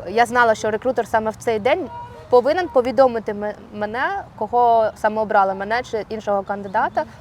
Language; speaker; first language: Ukrainian; non-native, local second language; Russian